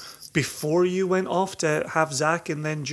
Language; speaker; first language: English; native; English